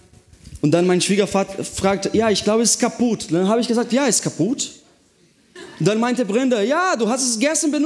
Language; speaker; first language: German; non-native, fluent; Portuguese